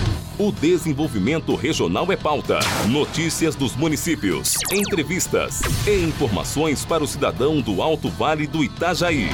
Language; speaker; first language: Portuguese; native; Portuguese